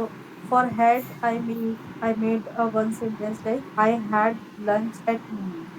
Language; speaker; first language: English; non-native, learner; Hindi